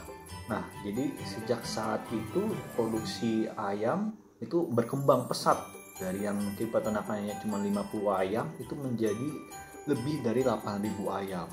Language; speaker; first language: Indonesian; native; Indonesian